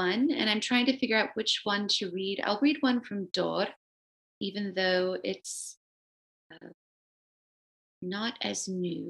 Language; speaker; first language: English; early bilingual, other home language; Romanian